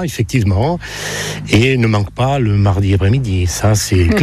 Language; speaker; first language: French; native; French